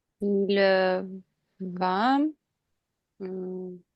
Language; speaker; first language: French; non-native, learner; Ukrainian